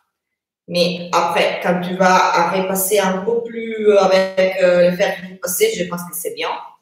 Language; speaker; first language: French; non-native, fluent; Italian